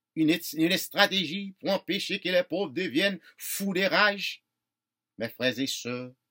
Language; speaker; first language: French; non-native, local second language; Haitian Creole